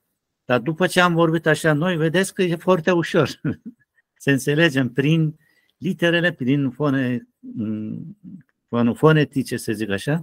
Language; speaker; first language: Romanian; non-native, learner; Turkish